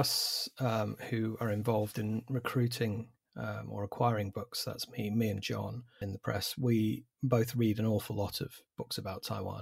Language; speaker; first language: English; native; English